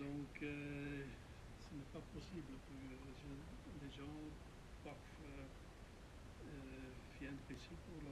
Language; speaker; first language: French; non-native, fluent; Dutch